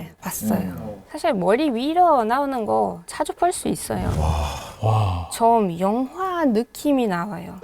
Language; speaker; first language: Korean; non-native, fluent; Hebrew